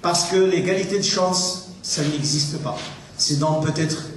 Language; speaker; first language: French; non-native, local second language; Arabic